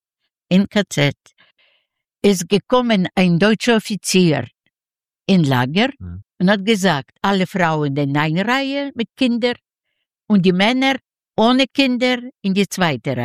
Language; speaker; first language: German; non-native, learner; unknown